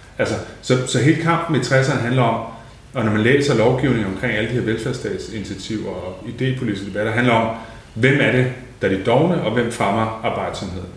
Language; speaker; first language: Danish; native; Danish